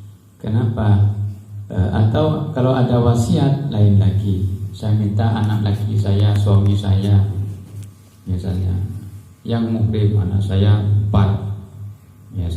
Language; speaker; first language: Indonesian; native; Indonesian